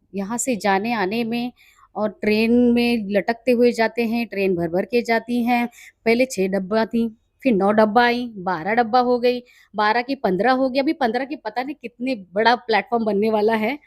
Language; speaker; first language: Hindi; non-native, local second language; Marathi